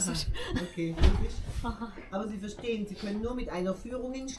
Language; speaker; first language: German; native; German